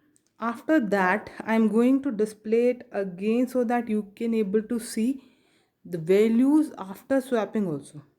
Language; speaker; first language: English; non-native, local second language; Hindi